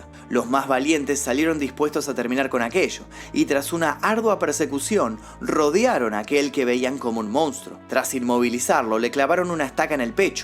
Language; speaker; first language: Spanish; native; Spanish